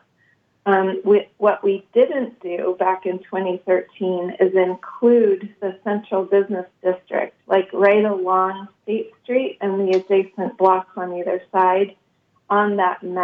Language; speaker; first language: English; native; English